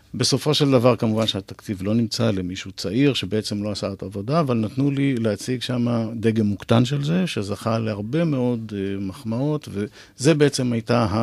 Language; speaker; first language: Hebrew; native; Hebrew